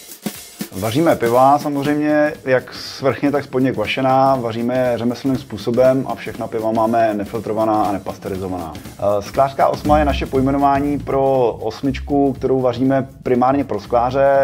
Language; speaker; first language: Czech; native; Czech